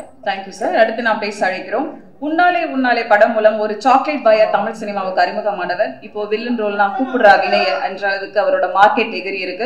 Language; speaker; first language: Tamil; native; Tamil